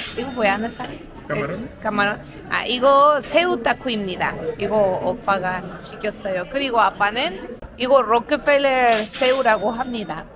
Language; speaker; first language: Korean; non-native, learner; Spanish